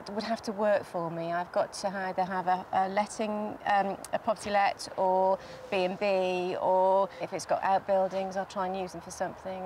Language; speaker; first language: English; native; English